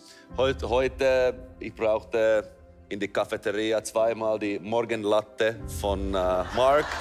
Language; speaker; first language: German; non-native, fluent; Finnish